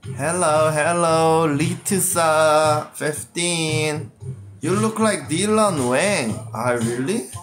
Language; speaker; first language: English; non-native, local second language; Korean